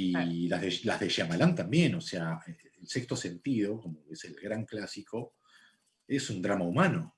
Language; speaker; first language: Spanish; native; Spanish